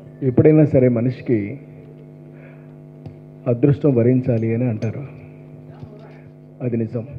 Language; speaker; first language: Telugu; native; Telugu